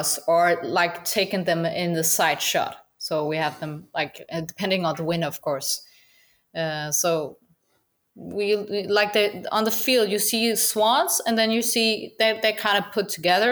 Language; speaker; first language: English; non-native, fluent; Danish